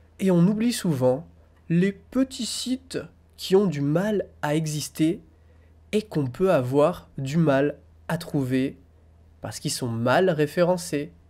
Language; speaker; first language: French; native; French